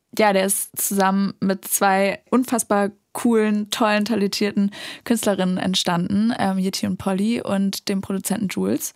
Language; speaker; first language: German; native; German